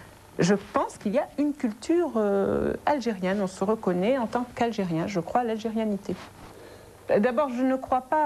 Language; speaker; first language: French; non-native, local second language; Arabic